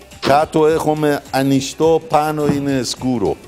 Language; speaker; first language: Greek; non-native, learner; Persian